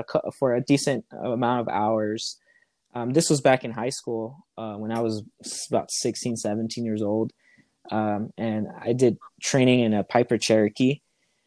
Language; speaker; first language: English; native; English